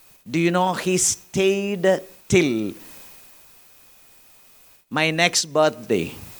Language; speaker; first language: English; non-native, local second language; Malayalam